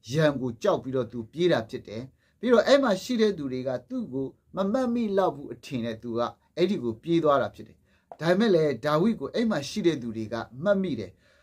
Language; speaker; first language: Burmese; non-native, local second language; S'gaw Karen